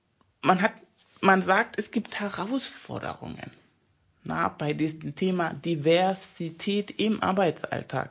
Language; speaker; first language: German; non-native, fluent; Spanish